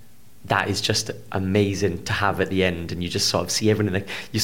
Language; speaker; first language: English; native; English